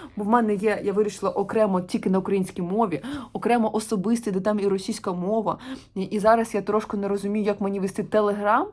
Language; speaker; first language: Ukrainian; non-native, local second language; Russian